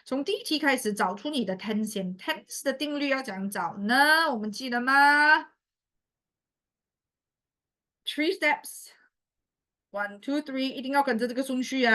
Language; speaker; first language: Chinese; native; Chinese